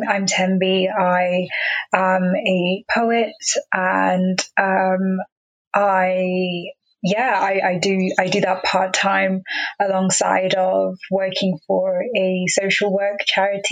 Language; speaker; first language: English; non-native, local second language; Xhosa